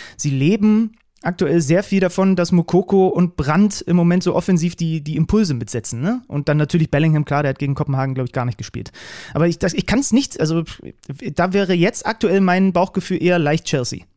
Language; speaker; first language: German; native; German